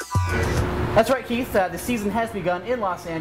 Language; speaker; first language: English; native; English